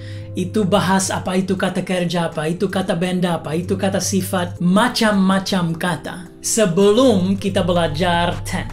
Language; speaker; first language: Indonesian; non-native, fluent; English